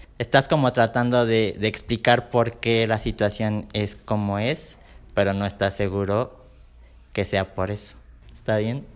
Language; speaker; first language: Spanish; native; Spanish